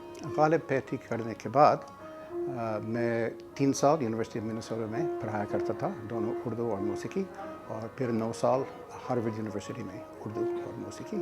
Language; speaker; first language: Urdu; non-native, fluent; English